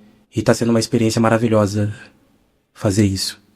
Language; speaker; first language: Portuguese; native; Portuguese